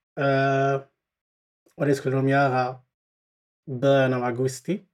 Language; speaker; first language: Swedish; early bilingual, other home language; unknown